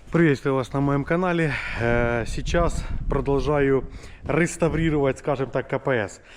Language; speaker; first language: Russian; non-native, local second language; Ukrainian